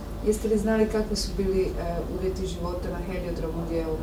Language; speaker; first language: Croatian; native; Croatian